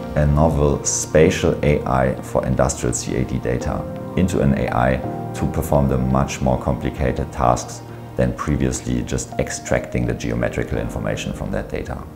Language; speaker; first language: English; non-native, fluent; German